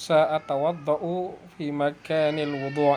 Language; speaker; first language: Arabic; non-native, learner; Indonesian